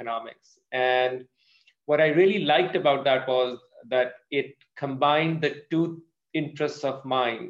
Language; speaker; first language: English; non-native, local second language; Urdu